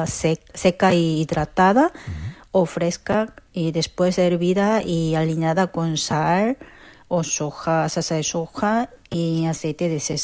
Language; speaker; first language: Spanish; non-native, fluent; Korean